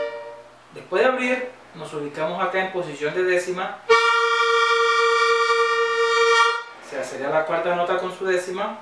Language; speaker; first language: Spanish; native; Spanish